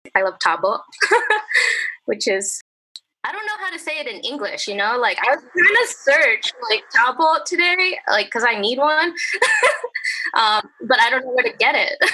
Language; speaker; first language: English; native; English